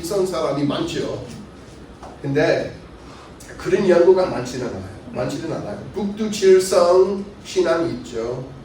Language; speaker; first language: Korean; non-native, fluent; English